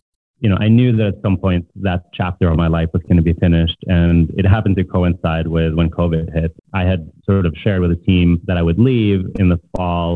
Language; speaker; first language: English; non-native, fluent; Norwegian